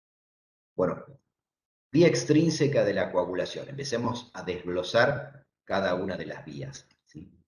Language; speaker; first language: Spanish; native; Spanish